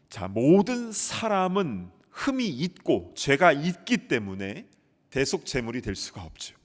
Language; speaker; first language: Korean; native; Korean